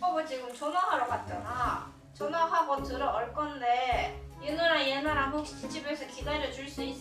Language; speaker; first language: Korean; non-native, fluent; Japanese